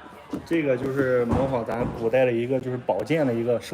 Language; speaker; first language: Chinese; native; Chinese